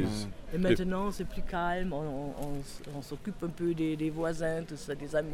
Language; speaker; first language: French; non-native, fluent; German